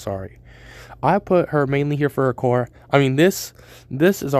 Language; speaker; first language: English; native; English